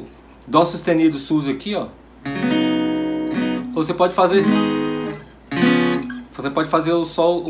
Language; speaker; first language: Portuguese; native; Portuguese